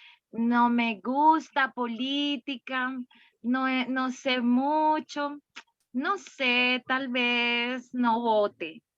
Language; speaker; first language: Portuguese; non-native, learner; Spanish